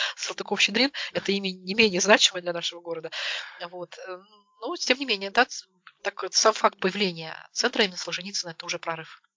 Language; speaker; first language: Russian; native; Russian